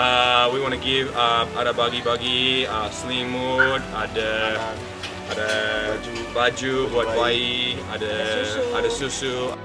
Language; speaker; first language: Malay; non-native, learner; English